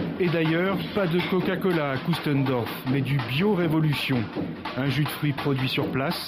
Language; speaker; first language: French; native; French